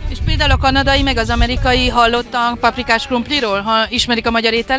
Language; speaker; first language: Hungarian; native; Hungarian